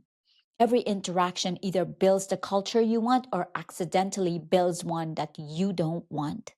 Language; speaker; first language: English; native; English